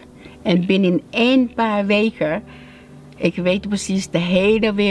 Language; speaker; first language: Dutch; non-native, learner; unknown